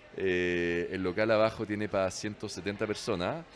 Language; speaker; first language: Spanish; non-native, fluent; French